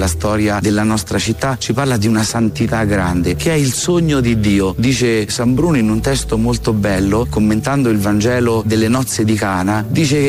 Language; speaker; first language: Italian; native; Italian